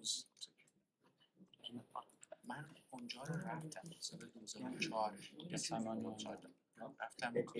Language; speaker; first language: Persian; non-native, learner; Kurdish